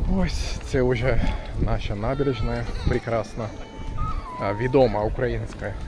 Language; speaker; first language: Ukrainian; non-native, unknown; Turkish